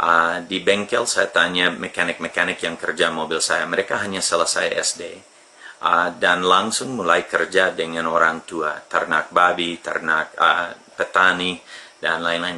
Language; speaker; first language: Indonesian; non-native, fluent; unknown